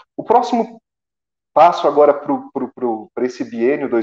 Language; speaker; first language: Portuguese; native; Portuguese